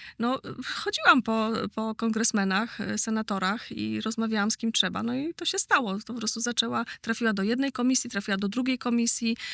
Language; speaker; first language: Polish; native; Polish